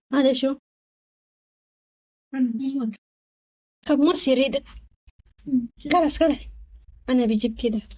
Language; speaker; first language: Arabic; non-native, learner; Amharic